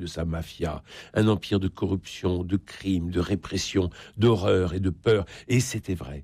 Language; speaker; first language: French; native; French